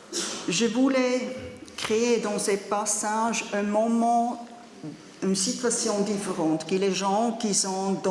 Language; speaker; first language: French; non-native, learner; German